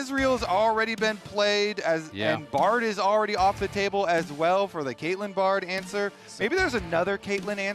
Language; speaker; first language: English; native; English